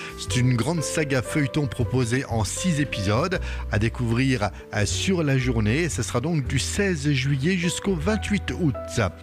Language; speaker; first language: French; native; French